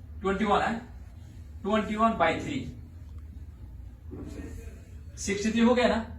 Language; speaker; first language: Hindi; non-native, learner; Bangla